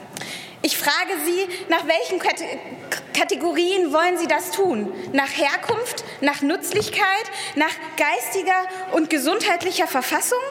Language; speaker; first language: German; early bilingual, other home language; Persian